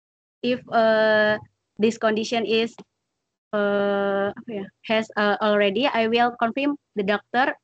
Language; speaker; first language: English; non-native, learner; Indonesian